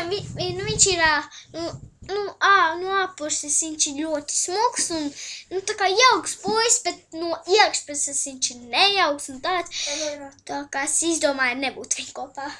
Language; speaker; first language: Latvian; early bilingual, heritage; Latvian